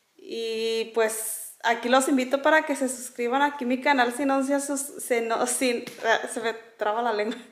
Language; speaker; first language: Spanish; native; Spanish